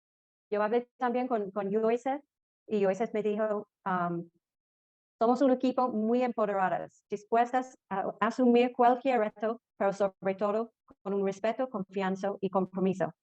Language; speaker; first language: Spanish; non-native, fluent; English